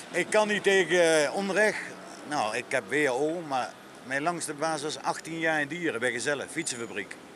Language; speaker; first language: Dutch; native; Dutch